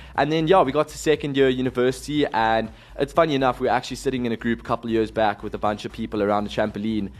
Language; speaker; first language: English; native; English